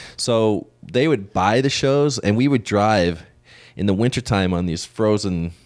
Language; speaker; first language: English; native; English